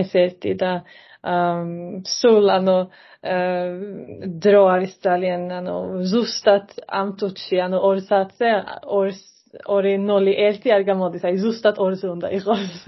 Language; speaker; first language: Georgian; early bilingual, heritage; Georgian